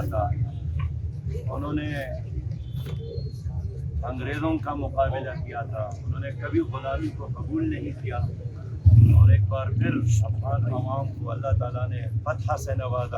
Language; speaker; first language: Urdu; non-native, local second language; Pashto